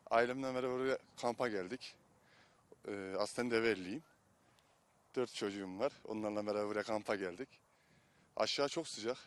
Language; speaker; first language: Turkish; native; Turkish